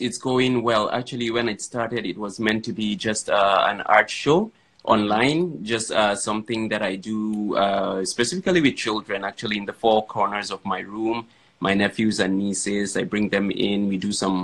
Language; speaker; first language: English; non-native, local second language; Fula